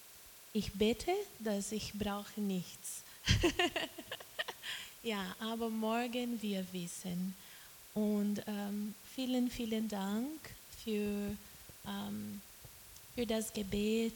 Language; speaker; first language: German; non-native, learner; Portuguese